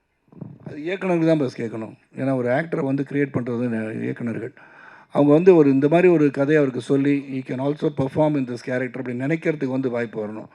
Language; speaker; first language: Tamil; native; Tamil